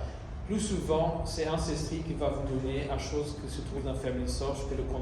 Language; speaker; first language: French; non-native, fluent; Italian